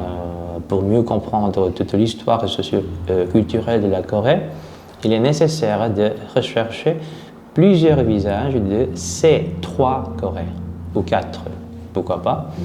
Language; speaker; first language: French; non-native, fluent; Korean